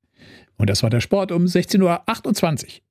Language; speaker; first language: German; native; German